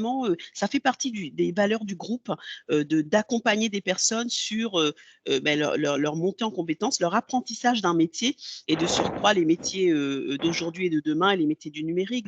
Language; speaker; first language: French; native; French